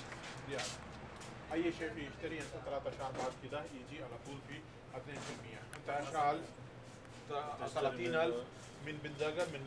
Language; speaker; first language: Arabic; non-native, learner; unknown